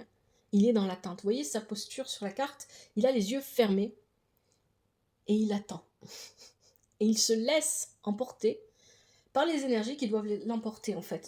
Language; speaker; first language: French; native; French